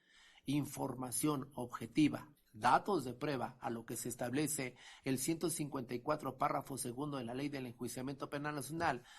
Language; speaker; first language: Spanish; native; Spanish